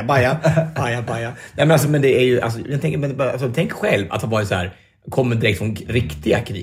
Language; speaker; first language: Swedish; native; Swedish